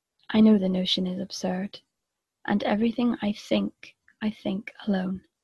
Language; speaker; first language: English; native; English